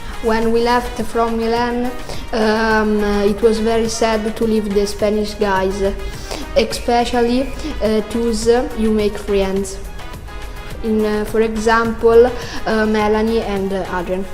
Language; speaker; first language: English; non-native, learner; Italian